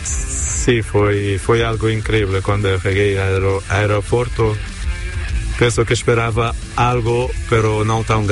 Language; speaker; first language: Spanish; non-native, learner; Portuguese